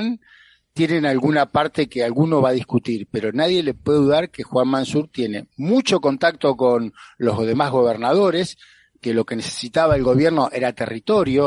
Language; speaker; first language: Spanish; native; Spanish